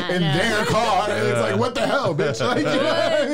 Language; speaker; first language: English; native; English